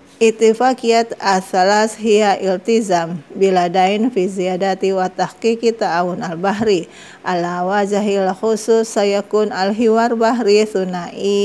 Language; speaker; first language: Arabic; non-native, fluent; Indonesian